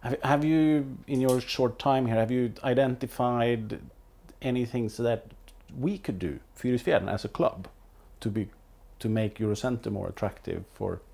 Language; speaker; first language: English; non-native, fluent; Swedish